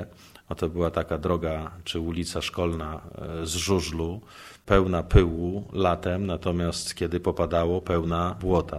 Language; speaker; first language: Polish; native; Polish